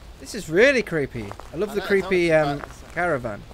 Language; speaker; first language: English; native; English